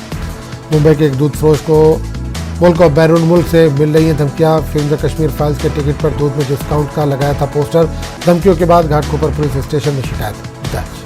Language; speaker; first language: Hindi; native; Hindi